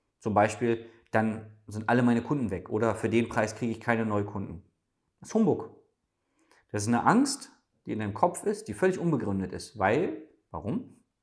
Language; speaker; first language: German; native; German